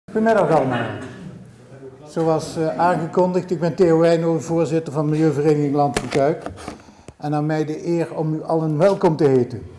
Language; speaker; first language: Dutch; native; Dutch